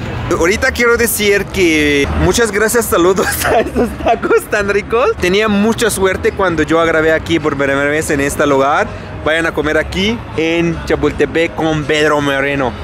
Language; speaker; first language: Spanish; non-native, learner; Arabic